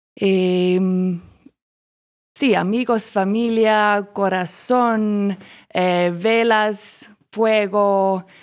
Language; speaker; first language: Spanish; non-native, learner; Estonian